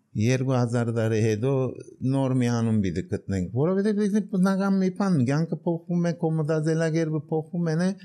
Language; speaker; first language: Armenian; early bilingual, heritage; Armenian